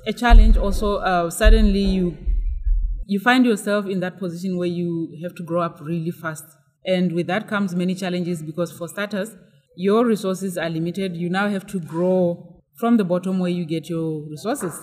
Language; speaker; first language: English; non-native, local second language; Tswana